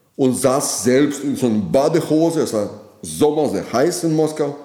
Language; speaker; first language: German; non-native, fluent; Russian